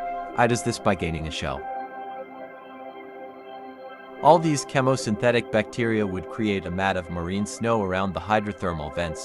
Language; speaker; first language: English; native; English